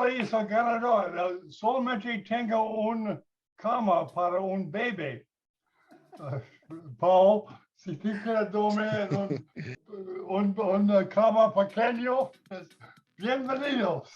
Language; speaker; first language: Spanish; non-native, learner; English